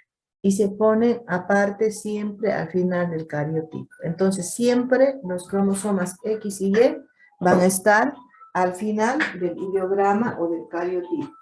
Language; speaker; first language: Spanish; native; Spanish